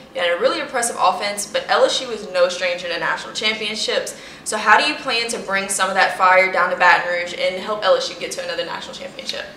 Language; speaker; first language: English; native; English